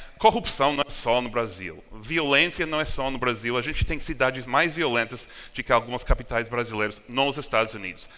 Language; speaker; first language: Portuguese; non-native, fluent; English